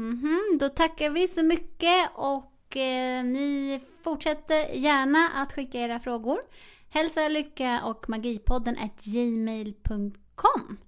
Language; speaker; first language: Swedish; native; Swedish